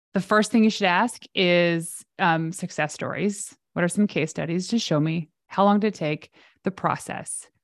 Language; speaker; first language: English; native; English